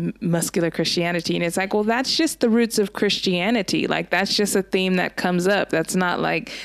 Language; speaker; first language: English; native; English